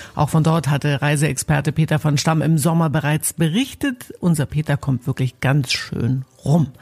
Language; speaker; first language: German; native; German